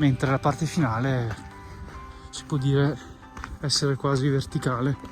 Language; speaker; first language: Italian; native; Italian